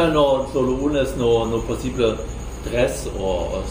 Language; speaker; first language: Spanish; non-native, learner; German